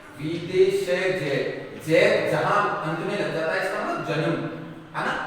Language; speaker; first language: Hindi; native; Hindi